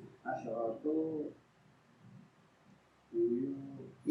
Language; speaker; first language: Arabic; non-native, learner; Indonesian